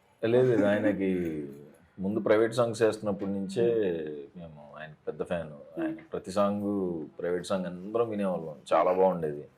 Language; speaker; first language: Telugu; native; Telugu